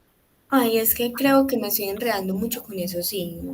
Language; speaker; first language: Spanish; native; Spanish